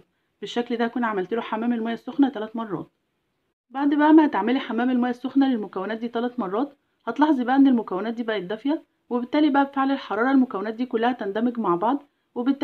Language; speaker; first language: Arabic; native; Arabic